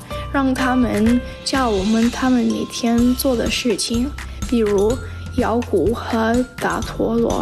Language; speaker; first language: Chinese; non-native, learner; English